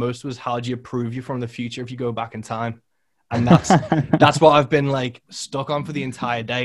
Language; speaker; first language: English; native; English